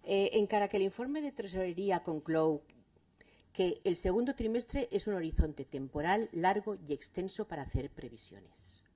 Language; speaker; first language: Spanish; non-native, local second language; Catalan